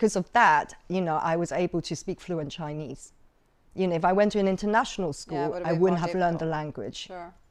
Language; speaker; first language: English; early bilingual, other home language; Cantonese